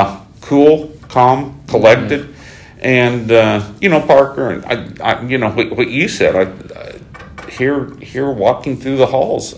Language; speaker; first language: English; native; English